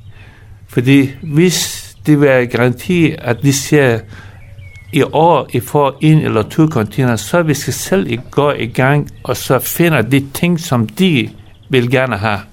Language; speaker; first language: Danish; non-native, fluent; Persian